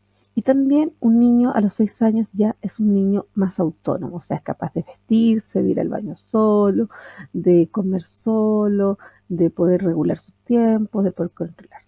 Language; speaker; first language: Spanish; native; Spanish